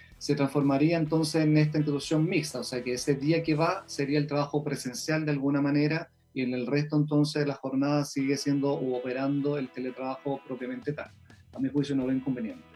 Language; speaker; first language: Spanish; native; Spanish